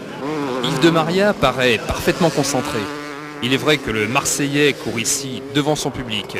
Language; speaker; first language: French; native; French